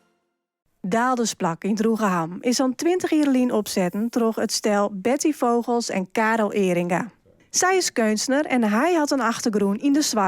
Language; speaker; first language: Dutch; non-native, local second language; Western Frisian